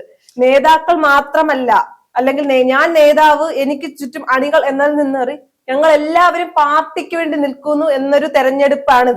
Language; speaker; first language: Malayalam; native; Malayalam